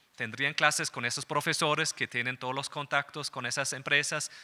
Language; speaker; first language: Spanish; non-native, fluent; German